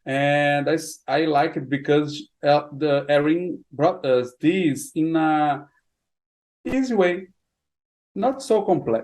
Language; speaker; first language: English; non-native, fluent; Portuguese